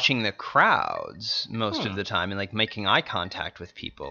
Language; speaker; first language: English; native; English